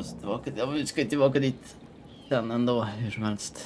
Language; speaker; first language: Swedish; native; Swedish